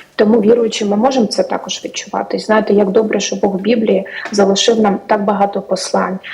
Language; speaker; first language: Ukrainian; native; Ukrainian